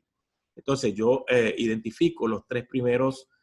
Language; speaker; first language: Spanish; native; Spanish